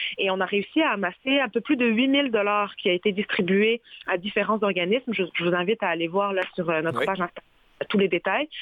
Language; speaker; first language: French; early bilingual, other home language; Arabic